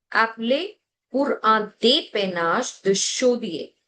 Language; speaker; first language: French; non-native, fluent; Hindi